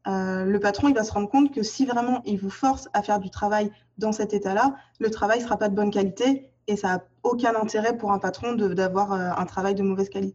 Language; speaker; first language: French; native; French